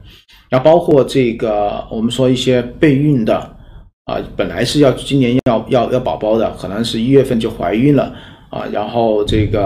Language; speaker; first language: Chinese; native; Chinese